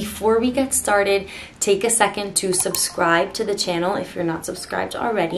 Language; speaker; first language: English; native; English